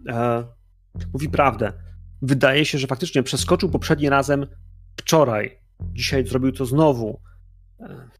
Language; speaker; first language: Polish; native; Polish